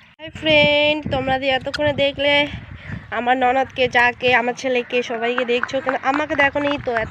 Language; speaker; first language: Bangla; non-native, local second language; Rangpuri